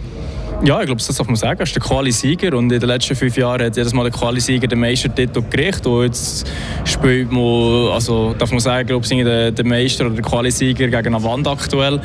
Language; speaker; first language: German; native; German